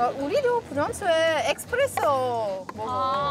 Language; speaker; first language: Korean; non-native, learner; French